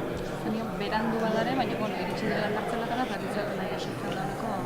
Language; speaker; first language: Basque; native; Basque